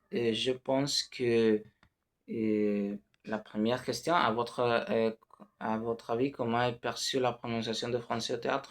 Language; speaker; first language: French; non-native, learner; Spanish